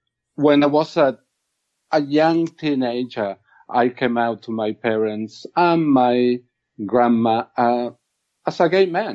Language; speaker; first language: English; non-native, fluent; Spanish